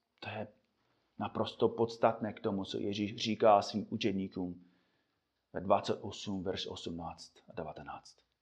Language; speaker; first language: Czech; non-native, fluent; English